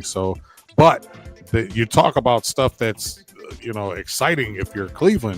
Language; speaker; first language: English; native; English